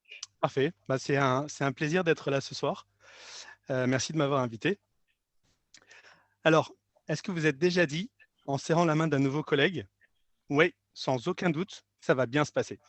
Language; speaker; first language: French; native; French